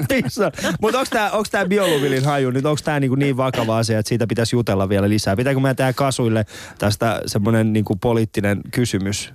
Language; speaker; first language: Finnish; early bilingual, other home language; Persian